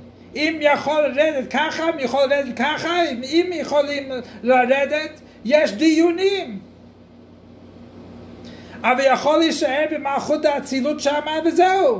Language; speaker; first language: Hebrew; non-native, fluent; English